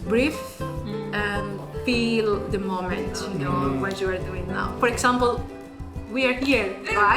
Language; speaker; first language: English; non-native, fluent; Spanish